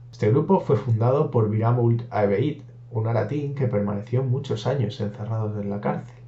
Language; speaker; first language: Spanish; native; Spanish